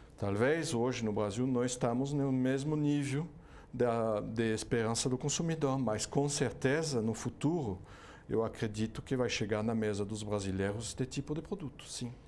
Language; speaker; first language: Portuguese; non-native, fluent; French